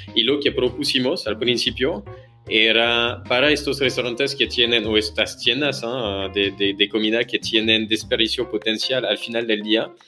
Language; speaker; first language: Spanish; non-native, fluent; French